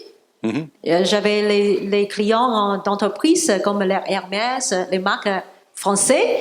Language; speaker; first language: French; non-native, learner; Cantonese